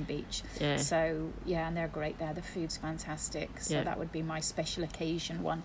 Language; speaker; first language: English; native; English